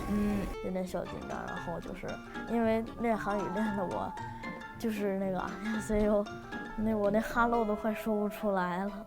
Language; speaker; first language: Chinese; native; Chinese